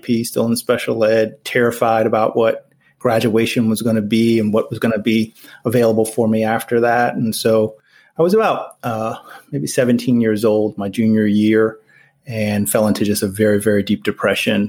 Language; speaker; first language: English; native; English